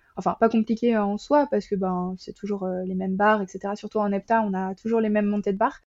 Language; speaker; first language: French; native; French